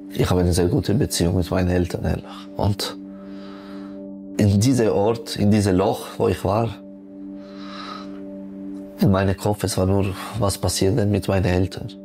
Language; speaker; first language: German; non-native, local second language; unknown